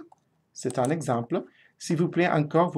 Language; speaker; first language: French; non-native, fluent; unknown